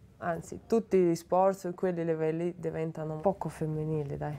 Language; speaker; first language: Italian; non-native, learner; Slovenian